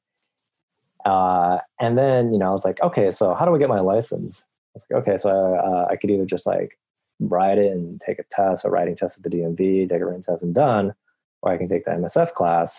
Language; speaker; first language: English; native; English